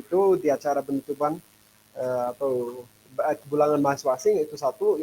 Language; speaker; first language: Indonesian; non-native, fluent; Arabic